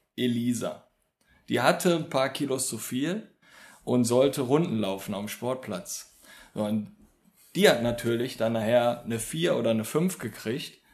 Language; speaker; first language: German; native; German